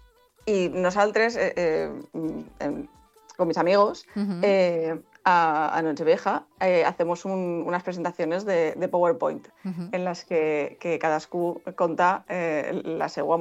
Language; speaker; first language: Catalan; non-native, local second language; Spanish